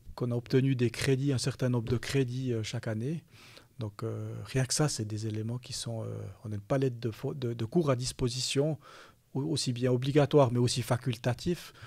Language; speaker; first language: French; native; French